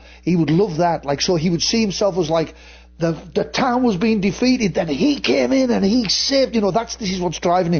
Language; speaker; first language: English; native; English